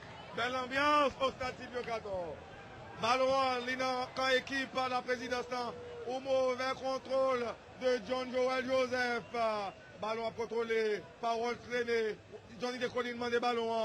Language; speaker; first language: French; non-native, local second language; Haitian Creole